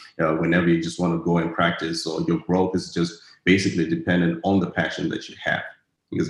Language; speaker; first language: English; non-native, local second language; Shona